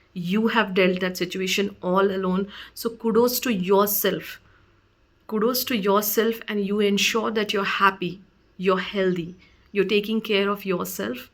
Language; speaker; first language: English; non-native, local second language; Bangla